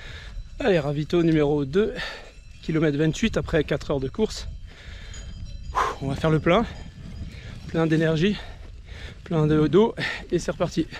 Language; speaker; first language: French; native; French